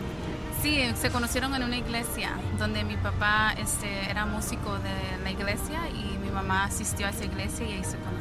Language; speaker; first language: Spanish; early bilingual, heritage; Spanish